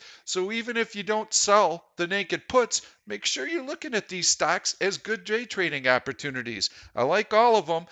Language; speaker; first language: English; native; English